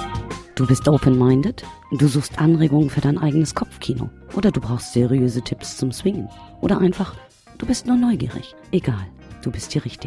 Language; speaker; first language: German; native; German